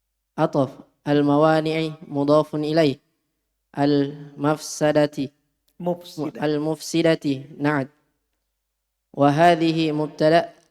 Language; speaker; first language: Arabic; non-native, learner; Indonesian